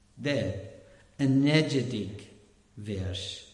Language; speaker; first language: Hungarian; non-native, learner; English